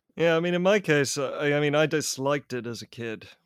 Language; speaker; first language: English; native; English